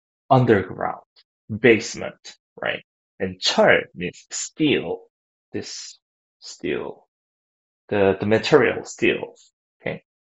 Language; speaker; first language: English; non-native, fluent; Korean